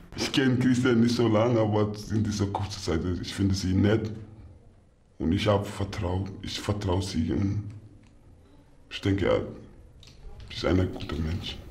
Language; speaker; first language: German; non-native, learner; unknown